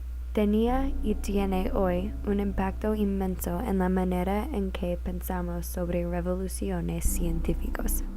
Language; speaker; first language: Spanish; non-native, learner; English